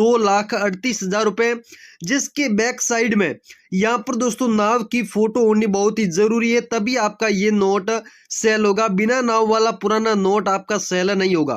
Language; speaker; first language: Hindi; native; Hindi